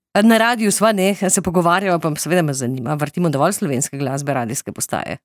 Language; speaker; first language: Slovenian; native; Slovenian